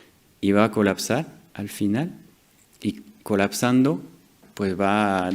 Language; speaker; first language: Spanish; non-native, fluent; French